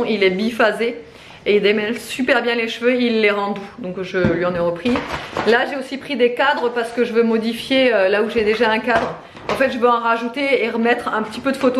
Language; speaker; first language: French; native; French